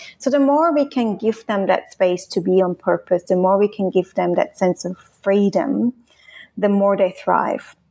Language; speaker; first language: English; non-native, fluent; Swiss German